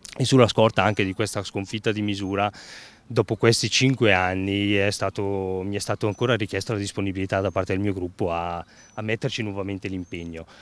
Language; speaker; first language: Italian; native; Italian